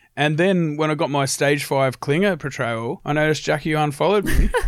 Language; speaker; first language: English; native; English